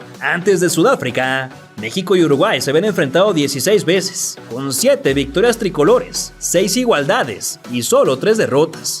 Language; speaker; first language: Spanish; native; Spanish